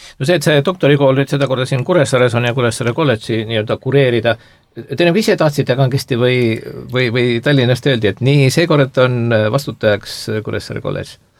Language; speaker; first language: Estonian; native; Estonian